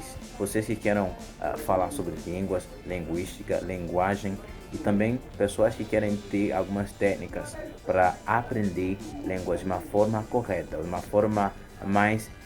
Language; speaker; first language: Portuguese; non-native, fluent; Haitian Creole